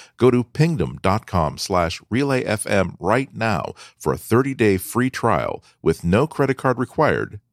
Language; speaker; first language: English; native; English